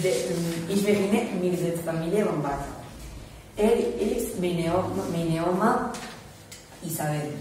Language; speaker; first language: German; non-native, learner; Catalan